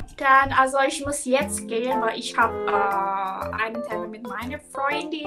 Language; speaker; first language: German; non-native, fluent; Indonesian